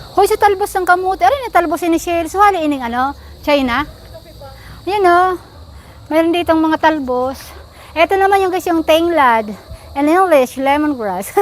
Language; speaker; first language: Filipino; non-native, local second language; Bikol